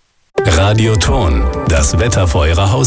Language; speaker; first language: German; native; German